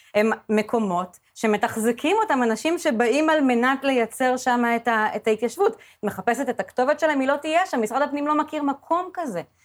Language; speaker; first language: Hebrew; native; Hebrew